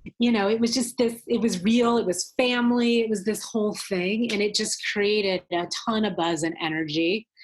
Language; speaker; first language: English; native; English